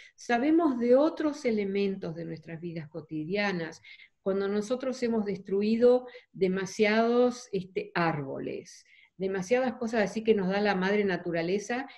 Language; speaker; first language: Spanish; non-native, fluent; Dutch